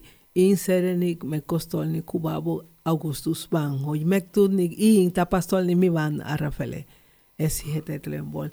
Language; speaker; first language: Hungarian; non-native, learner; Spanish